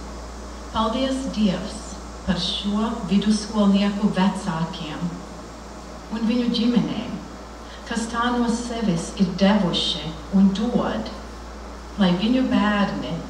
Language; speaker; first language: Latvian; early bilingual, heritage; Latvian